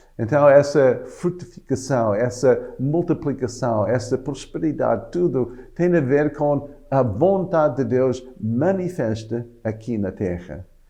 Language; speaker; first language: Portuguese; non-native, fluent; English